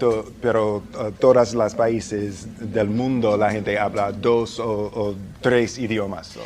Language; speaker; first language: Spanish; non-native, learner; English